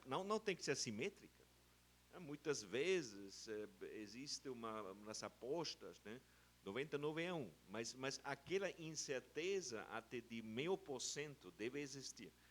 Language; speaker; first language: Portuguese; non-native, fluent; German